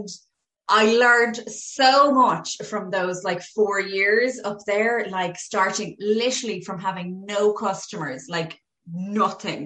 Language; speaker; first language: English; native; English